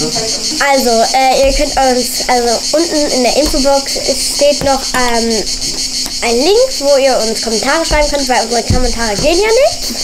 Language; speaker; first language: German; native; German